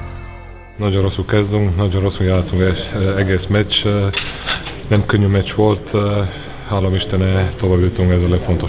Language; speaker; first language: Hungarian; non-native, learner; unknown